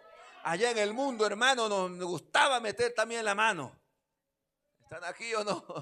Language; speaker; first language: Spanish; native; Spanish